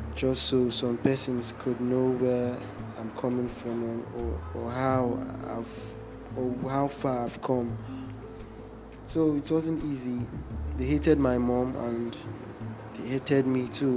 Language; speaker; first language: English; non-native, local second language; Igbo